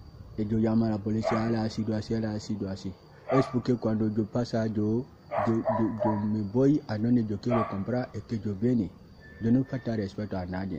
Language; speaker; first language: Spanish; non-native, learner; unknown